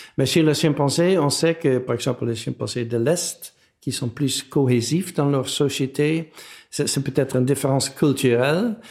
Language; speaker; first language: French; non-native, fluent; Dutch